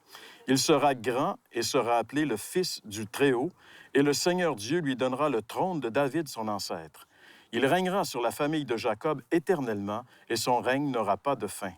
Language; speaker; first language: French; native; French